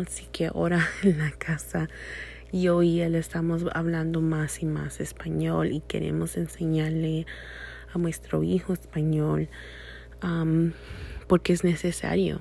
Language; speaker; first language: Spanish; early bilingual, heritage; Spanish